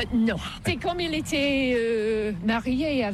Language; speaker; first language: French; non-native, learner; English